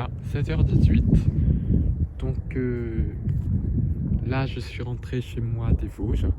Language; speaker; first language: French; native; French